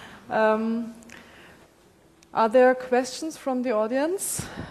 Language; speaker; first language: English; non-native, fluent; German